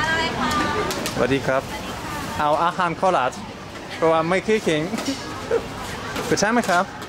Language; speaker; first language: Thai; non-native, learner; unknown